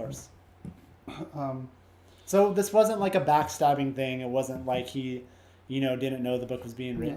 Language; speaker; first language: English; native; English